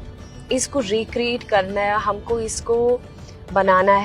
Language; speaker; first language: Hindi; native; Hindi